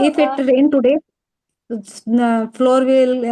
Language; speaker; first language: English; non-native, learner; Hindi